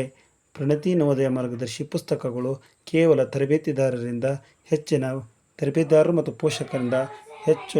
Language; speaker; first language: Kannada; native; Kannada